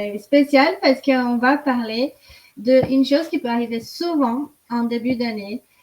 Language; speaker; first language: French; non-native, fluent; Portuguese